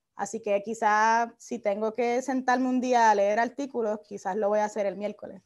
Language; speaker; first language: Spanish; native; Spanish